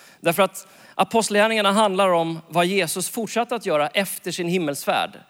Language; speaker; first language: Swedish; native; Swedish